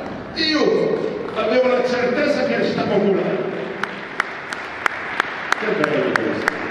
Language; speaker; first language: Italian; non-native, fluent; Portuguese